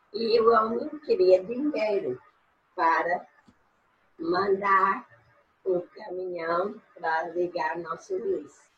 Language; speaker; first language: Portuguese; non-native, fluent; English